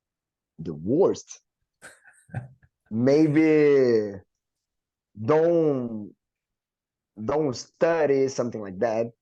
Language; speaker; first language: English; non-native, learner; Portuguese